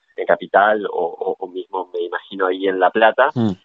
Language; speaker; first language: Spanish; native; Spanish